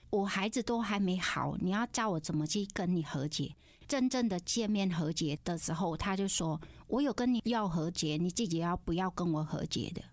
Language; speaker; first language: Chinese; non-native, fluent; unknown